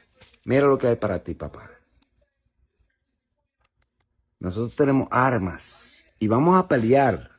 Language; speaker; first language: Spanish; native; Spanish